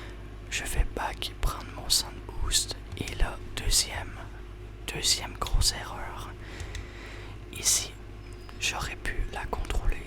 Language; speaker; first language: French; native; French